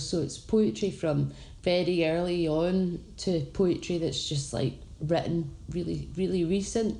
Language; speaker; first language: English; native; English